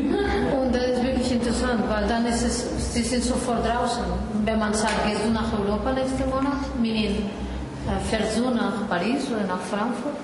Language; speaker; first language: German; non-native, fluent; Spanish